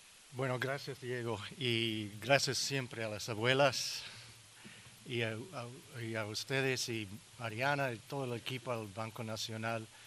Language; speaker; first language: Spanish; non-native, learner; English